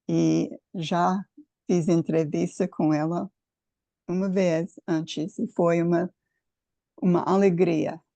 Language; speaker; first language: Portuguese; non-native, fluent; English